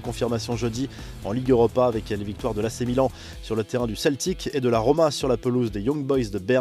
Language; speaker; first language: French; native; French